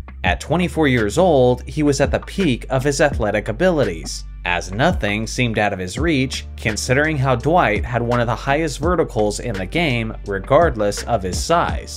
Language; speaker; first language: English; native; English